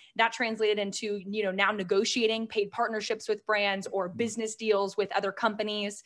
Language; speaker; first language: English; native; English